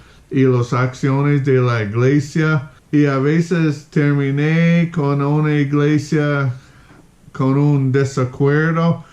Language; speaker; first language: Spanish; non-native, fluent; English